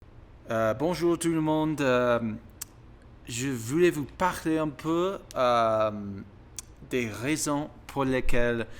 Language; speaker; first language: French; non-native, learner; English